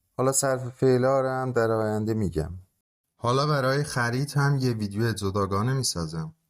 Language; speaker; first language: Persian; non-native, local second language; Azerbaijani